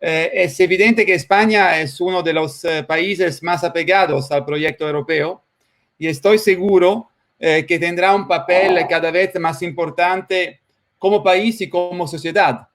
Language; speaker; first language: Spanish; non-native, fluent; Italian